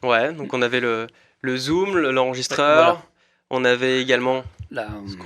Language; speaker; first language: French; native; French